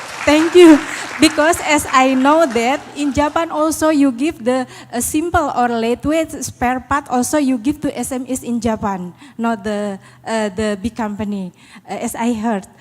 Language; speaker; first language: English; non-native, learner; Indonesian